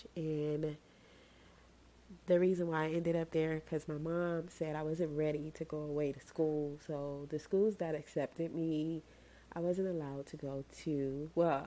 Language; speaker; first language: English; native; English